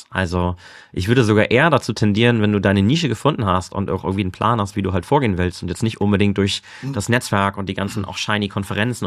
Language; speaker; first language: German; native; German